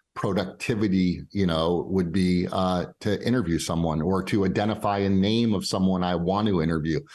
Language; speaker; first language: English; native; English